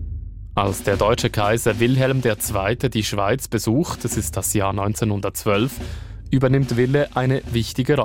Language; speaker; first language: German; native; German